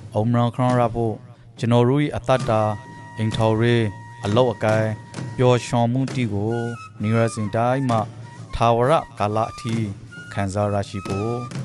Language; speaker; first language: Burmese; native; Burmese